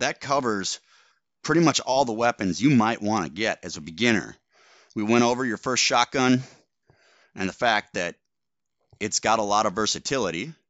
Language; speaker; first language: English; native; English